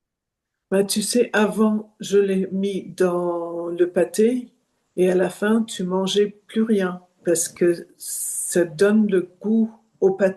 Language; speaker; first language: French; non-native, fluent; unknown